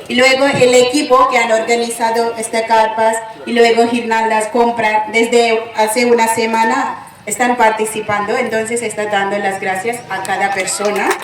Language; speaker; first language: Spanish; non-native, fluent; Telugu